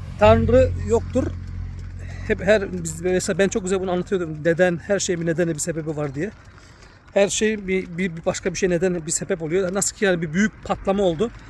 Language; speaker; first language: Turkish; early bilingual, heritage; Turkish